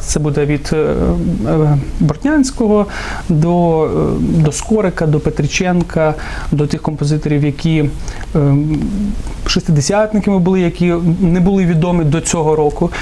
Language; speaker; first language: Ukrainian; non-native, local second language; Russian